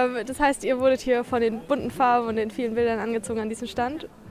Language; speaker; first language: German; native; German